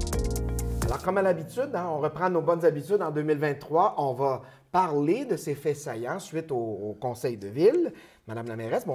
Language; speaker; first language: French; native; French